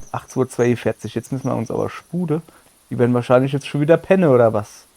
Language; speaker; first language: German; native; German